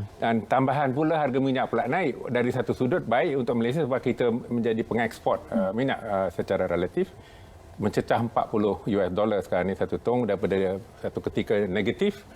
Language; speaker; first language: Malay; non-native, local second language; Tamil